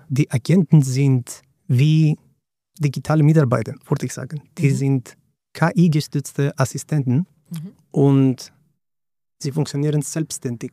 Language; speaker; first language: German; non-native, fluent; Greek